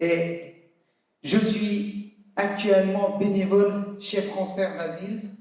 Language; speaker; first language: French; non-native, fluent; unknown